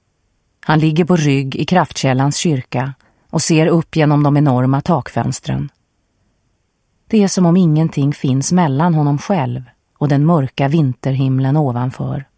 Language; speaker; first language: Swedish; native; Swedish